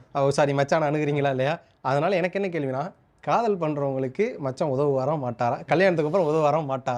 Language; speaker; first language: Tamil; native; Tamil